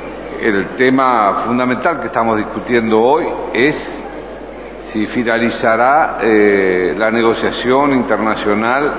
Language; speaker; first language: Spanish; native; Spanish